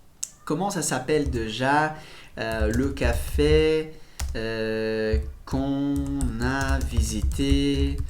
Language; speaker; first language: French; non-native, fluent; Portuguese